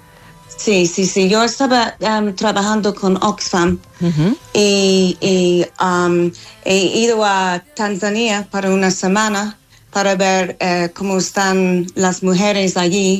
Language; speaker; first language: Spanish; non-native, learner; English